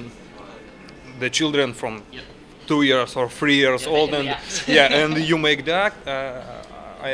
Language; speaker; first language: English; non-native, learner; Ukrainian